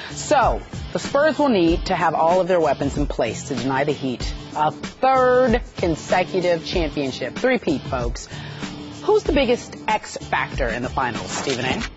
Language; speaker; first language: English; native; English